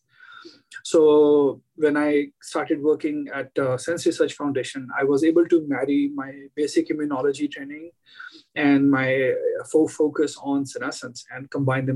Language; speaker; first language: English; non-native, local second language; Hindi